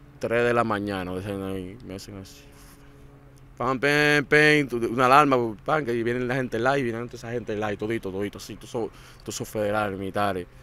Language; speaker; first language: Spanish; native; Spanish